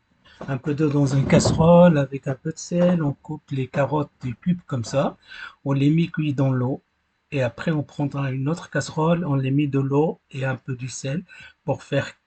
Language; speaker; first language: French; non-native, learner; Arabic